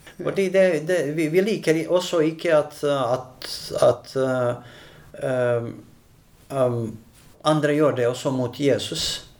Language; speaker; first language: Norwegian; non-native, fluent; Bosnian